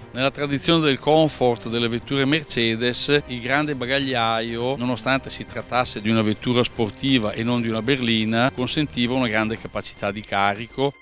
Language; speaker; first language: Italian; native; Italian